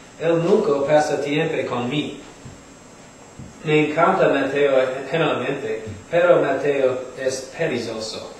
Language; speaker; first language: Spanish; non-native, learner; English